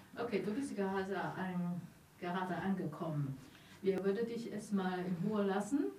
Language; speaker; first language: German; non-native, learner; Chinese